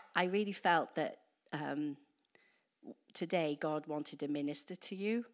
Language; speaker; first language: English; native; English